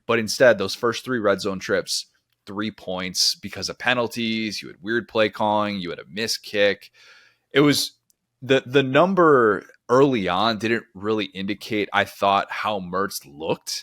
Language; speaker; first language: English; native; English